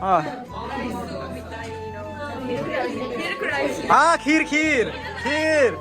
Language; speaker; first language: Japanese; non-native, learner; Nepali